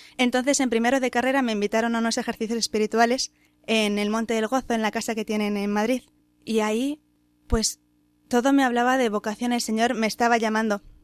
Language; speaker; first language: Spanish; native; Spanish